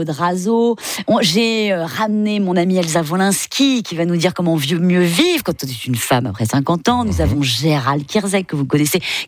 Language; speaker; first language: French; native; French